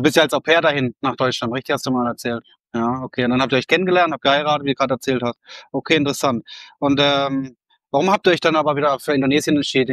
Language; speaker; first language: German; native; German